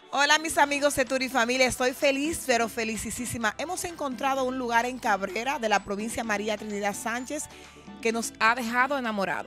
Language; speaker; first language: Spanish; native; Spanish